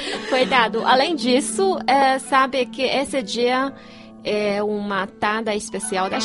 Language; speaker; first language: Portuguese; non-native, fluent; Chinese